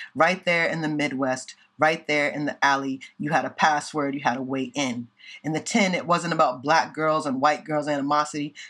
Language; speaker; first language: English; native; English